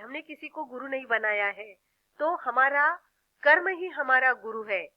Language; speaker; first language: Hindi; non-native, local second language; Marathi